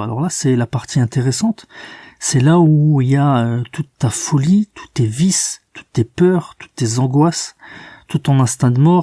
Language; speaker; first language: French; native; French